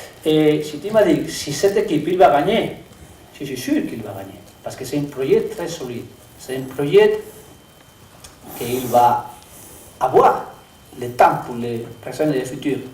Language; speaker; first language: French; non-native, learner; Spanish